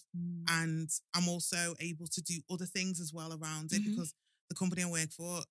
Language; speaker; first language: English; native; English